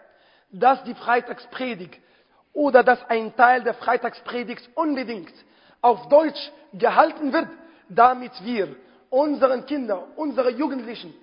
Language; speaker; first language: German; non-native, fluent; Arabic